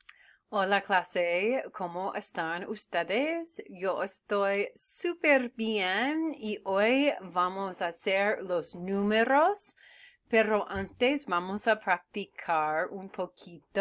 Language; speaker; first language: Spanish; non-native, fluent; English